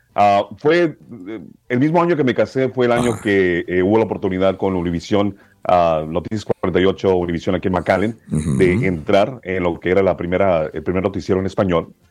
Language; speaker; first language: Spanish; native; Spanish